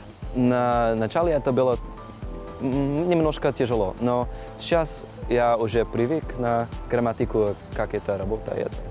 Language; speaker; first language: Russian; non-native, learner; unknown